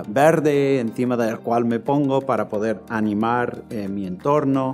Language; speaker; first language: Spanish; non-native, fluent; English